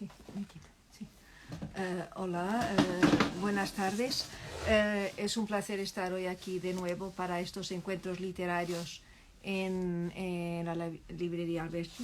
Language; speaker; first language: Spanish; non-native, fluent; Portuguese